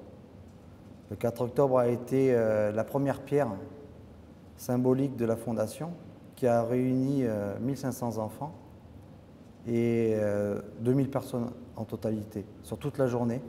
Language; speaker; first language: French; native; French